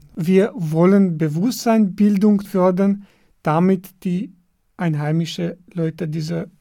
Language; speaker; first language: German; non-native, fluent; Armenian